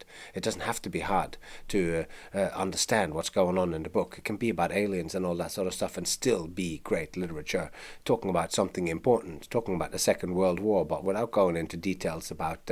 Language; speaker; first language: English; non-native, fluent; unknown